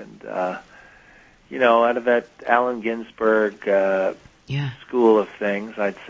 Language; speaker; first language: English; native; English